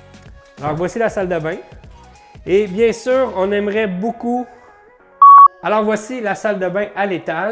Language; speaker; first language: French; native; French